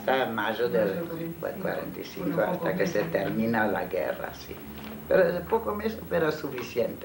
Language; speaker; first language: Spanish; non-native, fluent; Hungarian